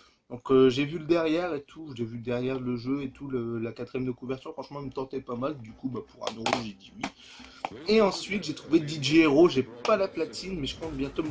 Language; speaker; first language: French; native; French